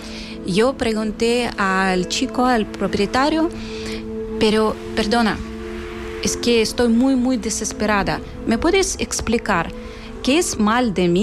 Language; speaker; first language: Spanish; non-native, fluent; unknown